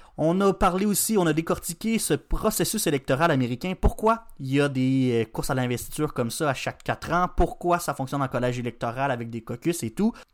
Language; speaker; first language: French; native; French